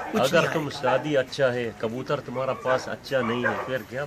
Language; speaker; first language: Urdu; non-native, learner; Arabic